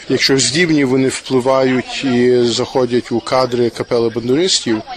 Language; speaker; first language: Ukrainian; native; Ukrainian